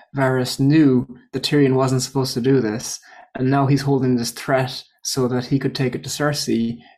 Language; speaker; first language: English; native; English